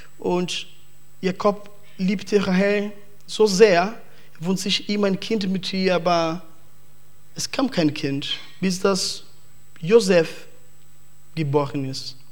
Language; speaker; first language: German; non-native, fluent; Portuguese